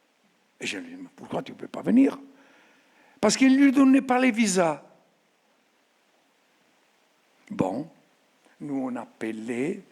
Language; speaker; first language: French; non-native, fluent; Italian